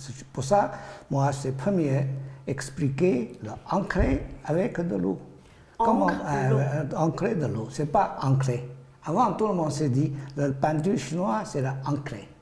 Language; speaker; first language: French; non-native, learner; Chinese